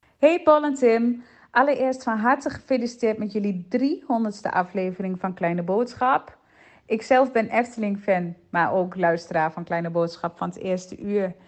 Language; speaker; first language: Dutch; native; Dutch